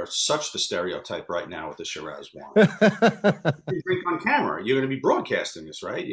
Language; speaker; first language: English; native; English